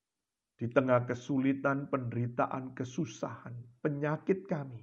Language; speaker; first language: Indonesian; native; Indonesian